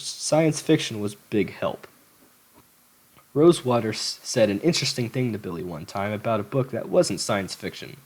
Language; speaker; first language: English; native; English